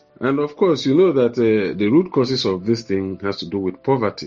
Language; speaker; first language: English; non-native, local second language; Igbo